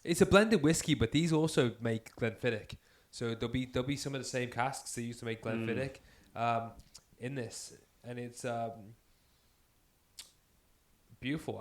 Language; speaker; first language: English; native; English